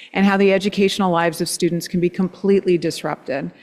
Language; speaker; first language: English; native; English